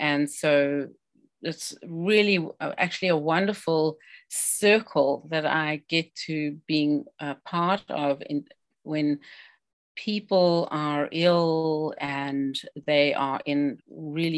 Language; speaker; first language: English; native; English